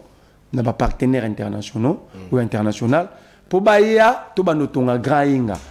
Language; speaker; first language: French; non-native, local second language; Lingala